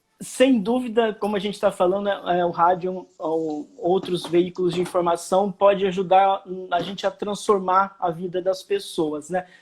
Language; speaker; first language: Portuguese; native; Portuguese